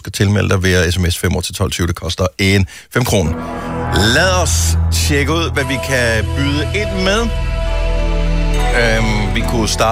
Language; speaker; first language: Danish; native; Danish